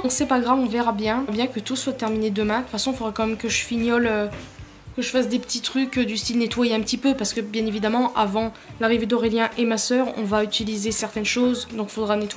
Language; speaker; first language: French; native; French